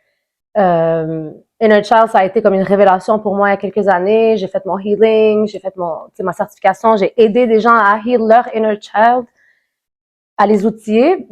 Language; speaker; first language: French; native; French